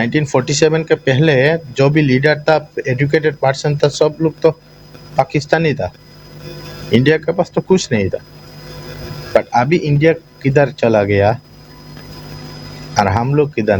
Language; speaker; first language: Hindi; non-native, fluent; Bangla